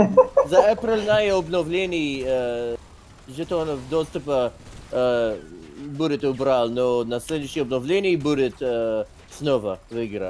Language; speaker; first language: Russian; non-native, learner; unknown